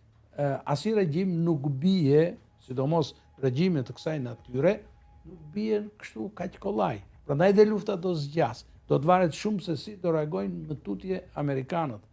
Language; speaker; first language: Albanian; native; Albanian